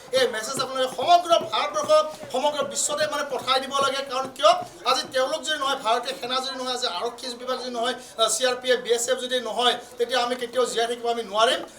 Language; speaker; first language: Assamese; native; Assamese